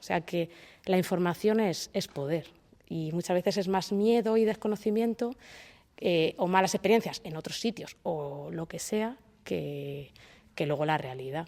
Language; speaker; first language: Spanish; native; Spanish